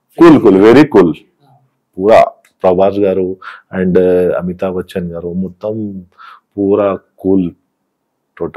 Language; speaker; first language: Telugu; non-native, local second language; Hindi